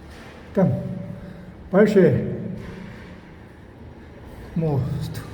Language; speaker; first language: Russian; non-native, learner; Korean